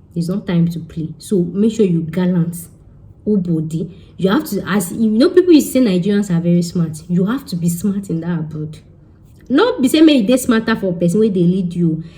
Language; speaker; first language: Nigerian Pidgin; non-native, local second language; Yoruba